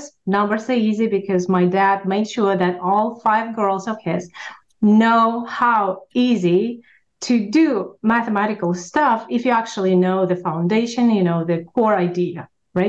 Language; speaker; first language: English; non-native, fluent; Russian